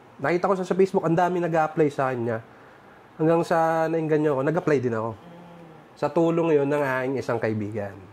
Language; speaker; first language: Filipino; native; Filipino